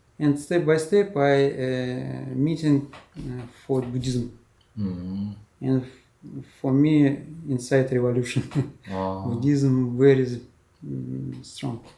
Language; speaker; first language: English; non-native, learner; Russian